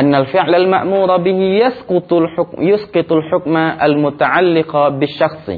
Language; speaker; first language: Arabic; non-native, fluent; Indonesian